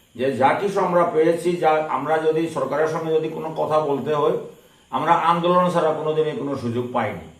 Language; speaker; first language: Bangla; non-native, local second language; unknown